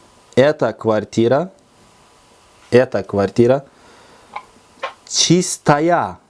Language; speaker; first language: Russian; non-native, local second language; Kyrgyz